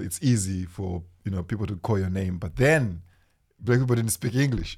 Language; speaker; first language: English; non-native, local second language; Shona